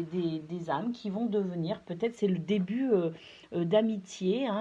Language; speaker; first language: French; native; French